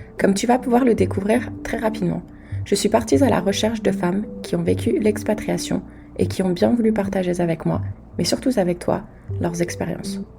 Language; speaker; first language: French; native; French